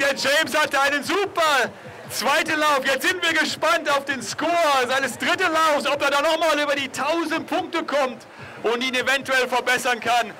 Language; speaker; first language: German; native; German